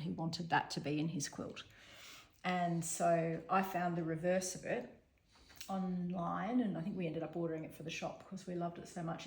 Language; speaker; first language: English; native; English